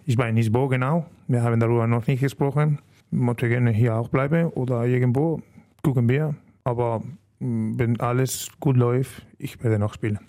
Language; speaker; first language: German; non-native, learner; Spanish